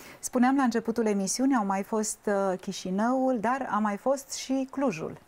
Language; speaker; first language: Romanian; native; Romanian